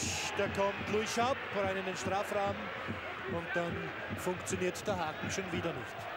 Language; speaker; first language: German; native; German